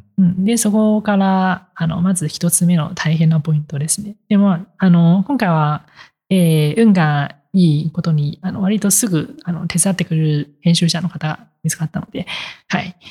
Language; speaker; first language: Japanese; non-native, fluent; Chinese